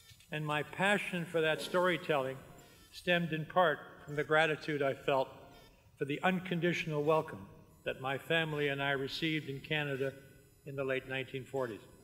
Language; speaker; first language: English; early bilingual, other home language; Dutch